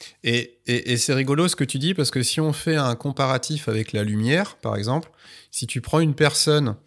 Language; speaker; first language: French; native; French